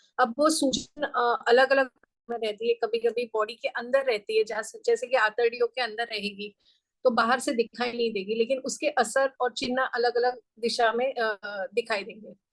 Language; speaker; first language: Hindi; non-native, local second language; Gujarati